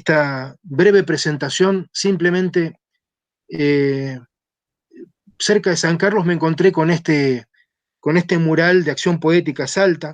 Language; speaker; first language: Spanish; native; Spanish